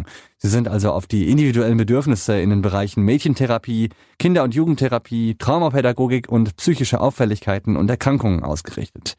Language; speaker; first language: German; native; German